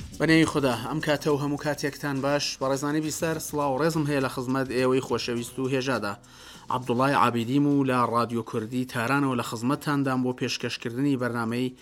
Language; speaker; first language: Central Kurdish; native; Central Kurdish